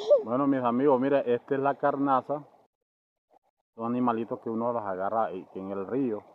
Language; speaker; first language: Spanish; native; Spanish